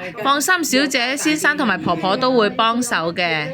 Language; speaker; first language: Cantonese; native; Cantonese